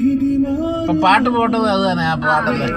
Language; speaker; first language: Tamil; non-native, local second language; Malayalam